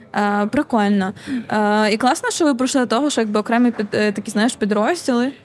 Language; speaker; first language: Ukrainian; native; Ukrainian